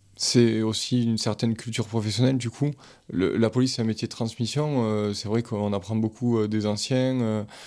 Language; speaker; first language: French; native; French